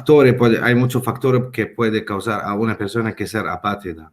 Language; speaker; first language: Spanish; non-native, fluent; Arabic